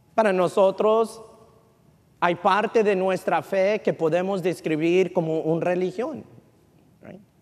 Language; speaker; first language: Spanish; early bilingual, heritage; Spanish